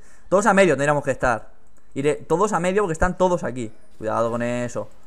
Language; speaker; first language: Spanish; native; Spanish